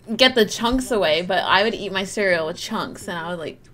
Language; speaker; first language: English; native; English